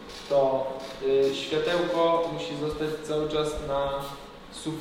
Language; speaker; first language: Polish; native; Polish